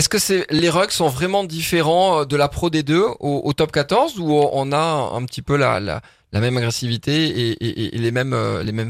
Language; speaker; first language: French; native; French